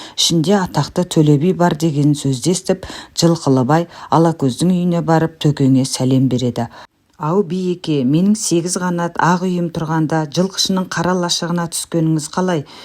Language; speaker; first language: Kazakh; native; Kazakh